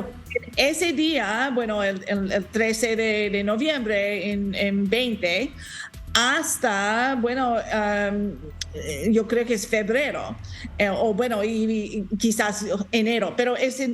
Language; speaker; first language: Spanish; non-native, learner; English